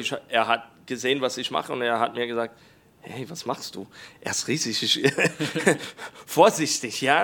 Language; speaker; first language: German; non-native, learner; English